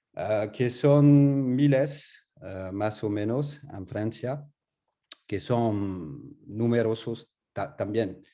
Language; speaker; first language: Spanish; non-native, learner; French